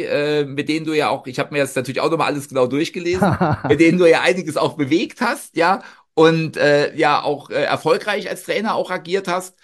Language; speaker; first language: German; native; German